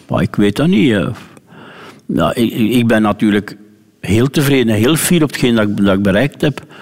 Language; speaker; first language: Dutch; native; Dutch